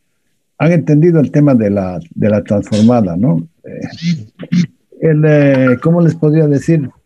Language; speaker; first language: Spanish; native; Spanish